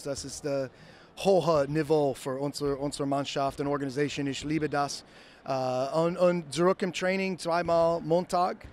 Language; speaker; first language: German; non-native, learner; English